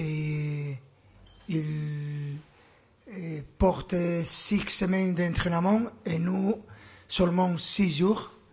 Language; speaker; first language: French; non-native, fluent; Spanish